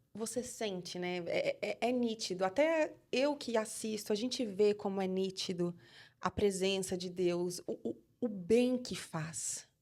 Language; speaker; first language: Portuguese; native; Portuguese